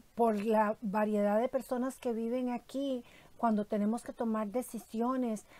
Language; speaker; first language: Spanish; native; Spanish